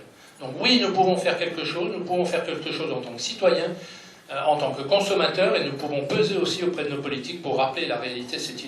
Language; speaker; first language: French; native; French